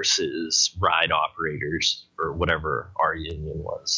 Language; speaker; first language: English; native; English